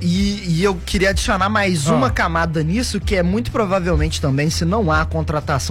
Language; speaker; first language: Portuguese; native; Portuguese